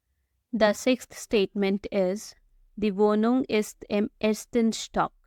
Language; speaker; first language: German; non-native, fluent; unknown